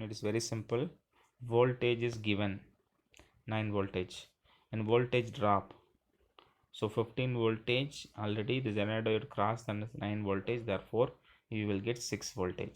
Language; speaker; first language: English; non-native, local second language; Tamil